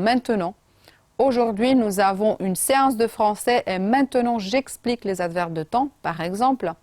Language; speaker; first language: French; non-native, fluent; Romanian